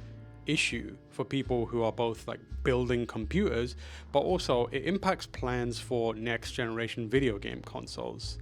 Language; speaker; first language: English; native; English